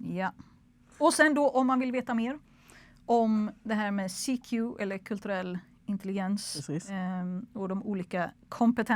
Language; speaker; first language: Swedish; native; Swedish